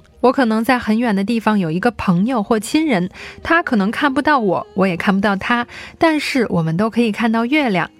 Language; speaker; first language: Chinese; native; Chinese